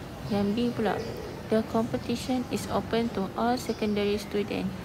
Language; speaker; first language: English; non-native, local second language; Malay